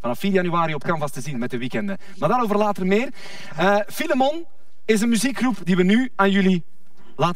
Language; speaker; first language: Dutch; native; Dutch